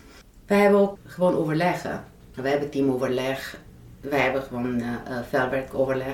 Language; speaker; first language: Dutch; non-native, fluent; Romanian